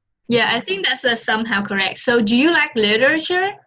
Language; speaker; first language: English; non-native, fluent; Vietnamese